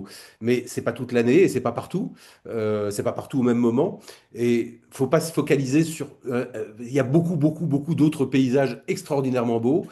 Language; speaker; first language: French; native; French